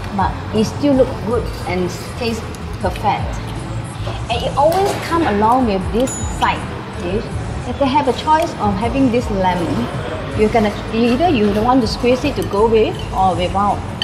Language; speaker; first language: English; non-native, local second language; Chinese